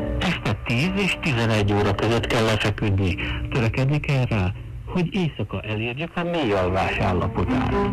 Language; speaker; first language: Hungarian; non-native, fluent; Chinese